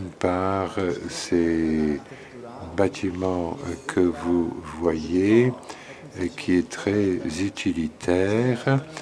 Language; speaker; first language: French; non-native, fluent; Polish